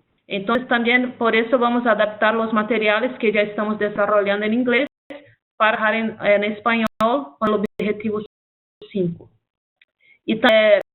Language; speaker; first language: Spanish; non-native, fluent; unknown